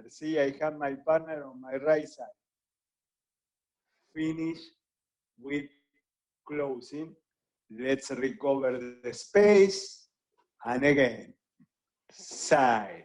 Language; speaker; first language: English; non-native, fluent; Spanish